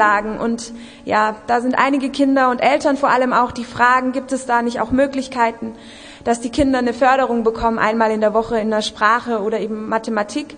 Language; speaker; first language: German; native; German